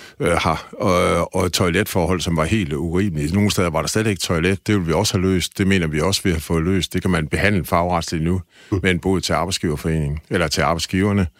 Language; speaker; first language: Danish; native; Danish